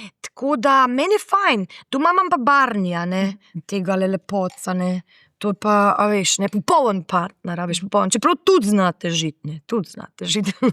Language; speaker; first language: Slovenian; native; Slovenian